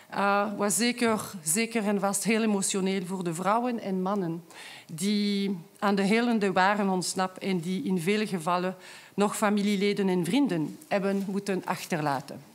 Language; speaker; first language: Dutch; non-native, local second language; French